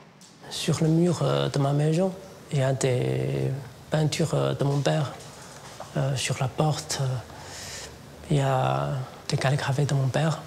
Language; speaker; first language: French; non-native, fluent; Chinese